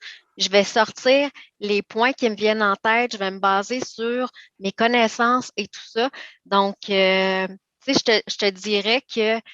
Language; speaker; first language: French; native; French